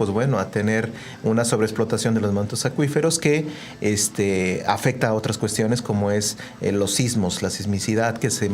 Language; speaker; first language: Spanish; native; Spanish